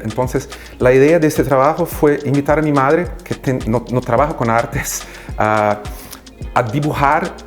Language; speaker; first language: Spanish; non-native, fluent; Portuguese